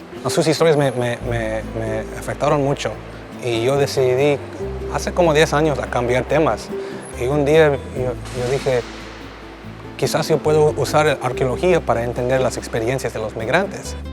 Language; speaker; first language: Spanish; early bilingual, heritage; Spanish